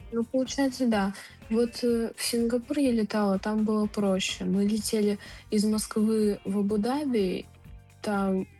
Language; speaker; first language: Russian; native; Russian